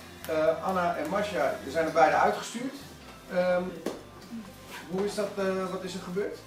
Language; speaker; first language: Dutch; native; Dutch